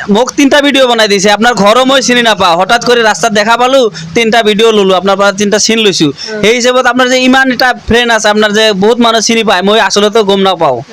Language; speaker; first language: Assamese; non-native, local second language; Bangla